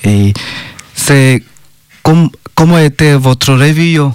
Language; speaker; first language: French; non-native, learner; Bangla